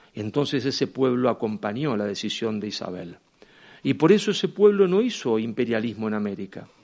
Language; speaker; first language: Spanish; native; Spanish